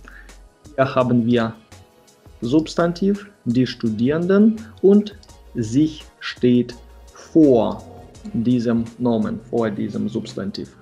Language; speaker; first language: German; non-native, fluent; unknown